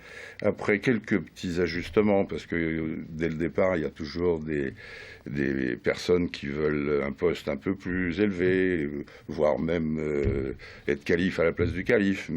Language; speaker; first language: French; native; French